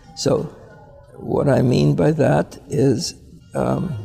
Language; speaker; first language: English; early bilingual, other home language; Polish